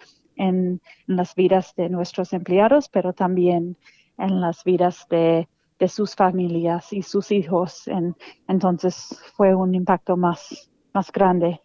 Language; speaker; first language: Spanish; non-native, fluent; English